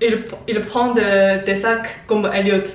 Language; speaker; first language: French; non-native, learner; Chinese